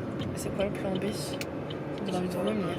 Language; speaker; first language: French; native; French